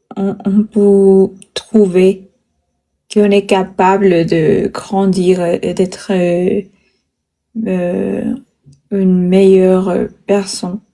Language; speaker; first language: French; non-native, learner; Spanish